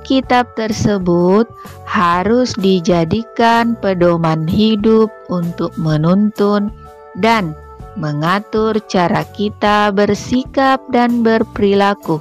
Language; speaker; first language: Indonesian; native; Indonesian